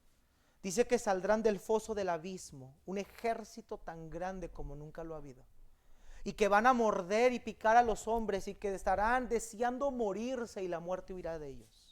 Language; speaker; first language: Spanish; native; Spanish